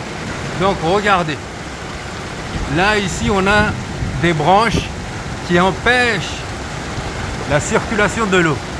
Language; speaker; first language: French; non-native, local second language; Comorian